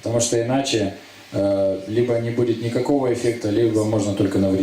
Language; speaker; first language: Russian; native; Russian